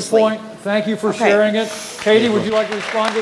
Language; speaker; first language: English; native; English